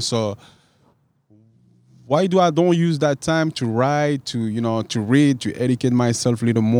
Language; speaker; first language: English; non-native, fluent; French